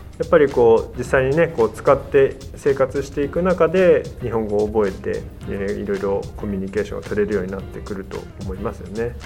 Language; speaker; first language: Japanese; native; Japanese